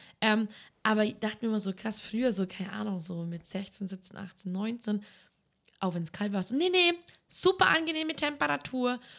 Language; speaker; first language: German; native; German